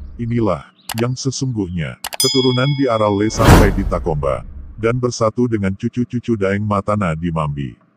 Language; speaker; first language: Indonesian; non-native, local second language; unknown